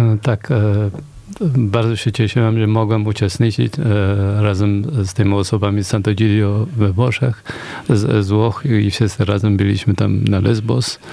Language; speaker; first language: Polish; non-native, fluent; Persian